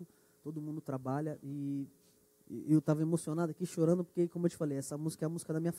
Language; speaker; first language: Portuguese; native; Portuguese